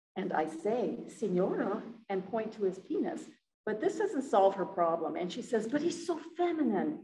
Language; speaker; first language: English; native; English